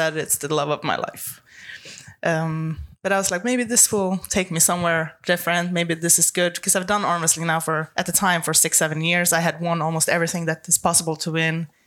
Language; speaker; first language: English; non-native, fluent; Swedish